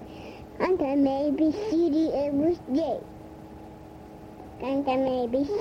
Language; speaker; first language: Spanish; early bilingual, heritage; Spanish